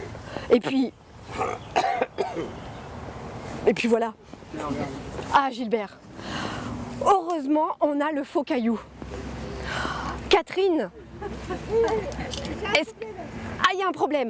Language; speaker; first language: French; native; French